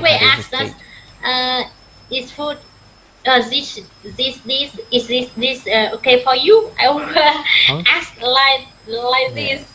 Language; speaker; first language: English; non-native, learner; Vietnamese